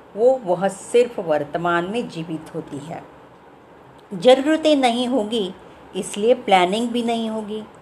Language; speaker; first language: Hindi; non-native, local second language; Marathi